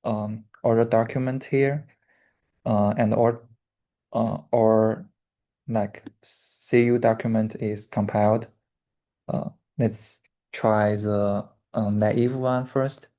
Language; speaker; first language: English; non-native, learner; Chinese